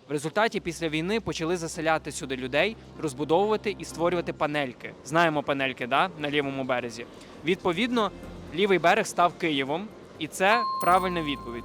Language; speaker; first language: Ukrainian; native; Ukrainian